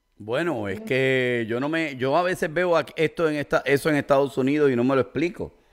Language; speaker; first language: Spanish; native; Spanish